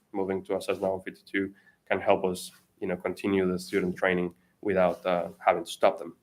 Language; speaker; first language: English; non-native, fluent; Spanish